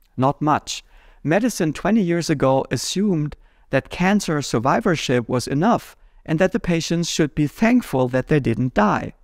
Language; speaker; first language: English; non-native, fluent; German